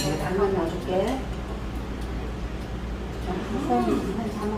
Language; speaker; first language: Korean; native; Korean